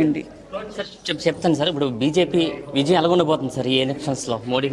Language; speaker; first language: Telugu; native; Telugu